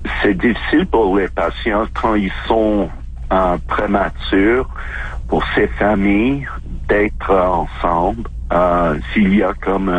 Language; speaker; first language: French; non-native, local second language; English